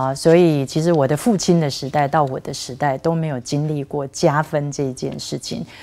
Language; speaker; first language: Chinese; native; Chinese